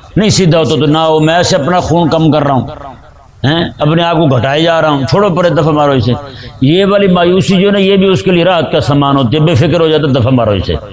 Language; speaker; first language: Urdu; non-native, local second language; Punjabi